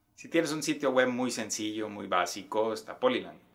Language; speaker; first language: Spanish; native; Spanish